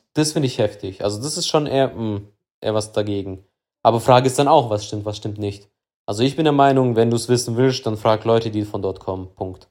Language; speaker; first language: German; early bilingual, other home language; Russian